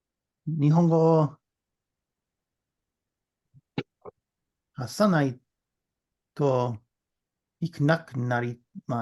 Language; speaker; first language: Japanese; non-native, learner; English